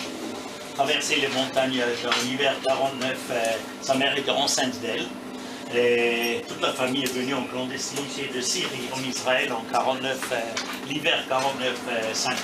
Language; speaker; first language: French; native; French